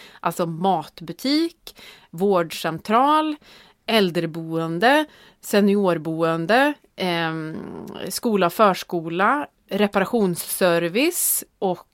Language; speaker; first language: Swedish; native; Swedish